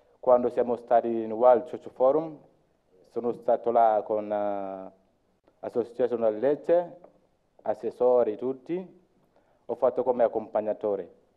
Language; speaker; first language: Italian; non-native, learner; Luo (Kenya and Tanzania)